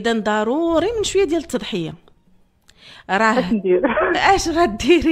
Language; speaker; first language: Arabic; native; Arabic